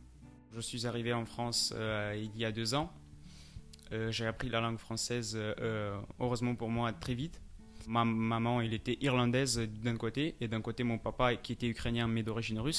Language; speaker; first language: French; non-native, fluent; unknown